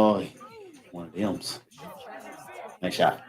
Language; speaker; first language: English; native; English